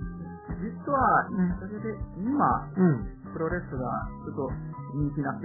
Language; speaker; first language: Japanese; non-native, learner; Italian